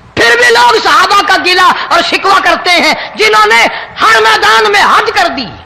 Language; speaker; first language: Urdu; non-native, local second language; Saraiki